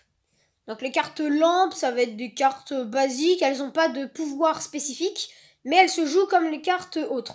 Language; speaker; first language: French; native; French